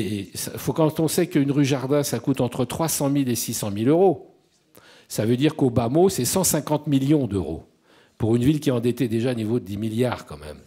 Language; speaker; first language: French; native; French